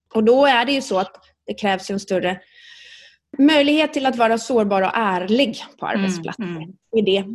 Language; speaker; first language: Swedish; early bilingual, other home language; Italian